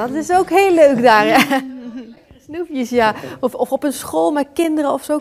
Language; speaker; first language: Dutch; native; Dutch